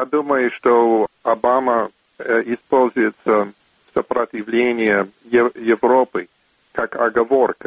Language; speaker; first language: Russian; non-native, fluent; English